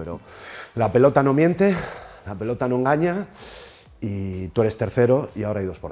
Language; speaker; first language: Spanish; native; Spanish